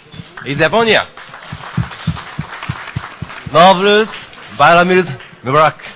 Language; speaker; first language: Azerbaijani; non-native, learner; Japanese